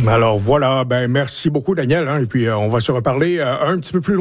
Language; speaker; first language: French; native; French